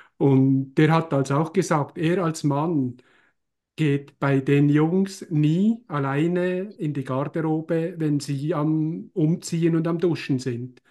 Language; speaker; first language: German; native; German